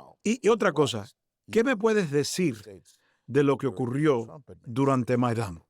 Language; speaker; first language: Spanish; native; Spanish